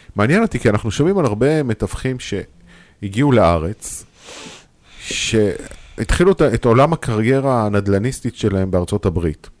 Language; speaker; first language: Hebrew; native; Hebrew